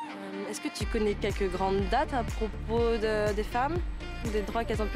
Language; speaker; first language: French; native; French